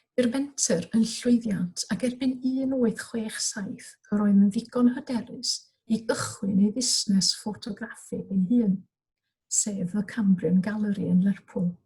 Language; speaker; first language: Welsh; native; Welsh